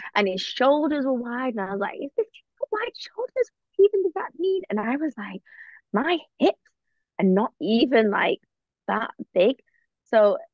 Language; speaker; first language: English; native; English